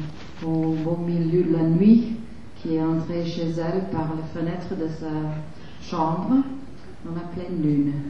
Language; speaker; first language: French; non-native, fluent; English